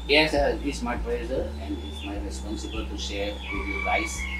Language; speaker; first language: English; non-native, learner; Indonesian